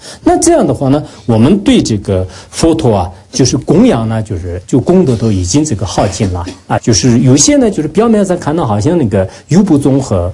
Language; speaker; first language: Chinese; non-native, local second language; Tibetan